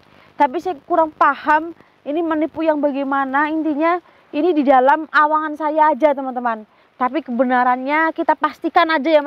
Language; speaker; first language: Indonesian; native; Indonesian